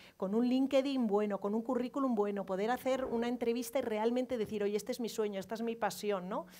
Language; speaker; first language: Spanish; native; Spanish